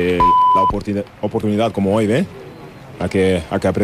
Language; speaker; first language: Spanish; non-native, fluent; German